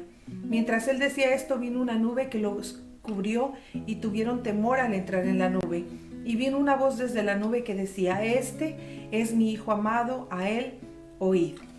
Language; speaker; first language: Spanish; native; Spanish